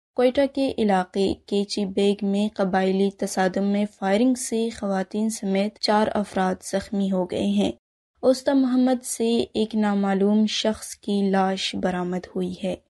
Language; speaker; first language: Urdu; non-native, local second language; Baluchi